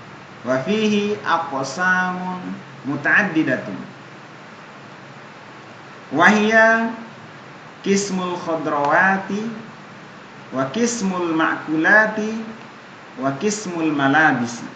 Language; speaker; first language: Arabic; non-native, fluent; Indonesian